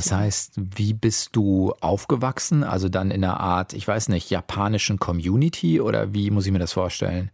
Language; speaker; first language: German; native; German